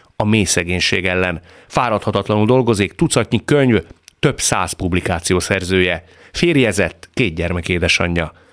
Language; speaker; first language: Hungarian; native; Hungarian